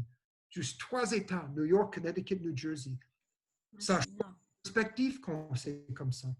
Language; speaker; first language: French; non-native, learner; English